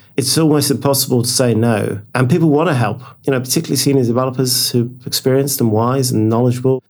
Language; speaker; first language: English; native; English